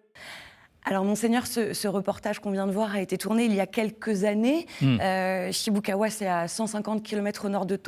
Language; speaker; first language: French; native; French